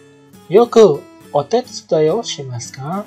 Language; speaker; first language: Japanese; non-native, fluent; Indonesian